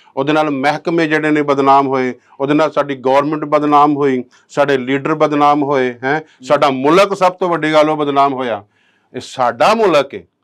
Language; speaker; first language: Punjabi; native; Punjabi